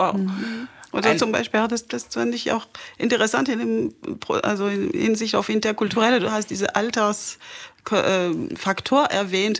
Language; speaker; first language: German; non-native, fluent; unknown